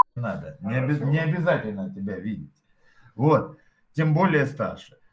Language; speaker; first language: Russian; native; Russian